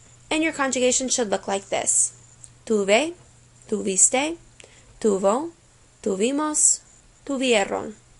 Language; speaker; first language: English; native; English